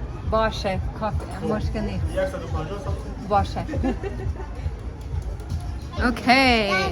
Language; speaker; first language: Persian; non-native, learner; English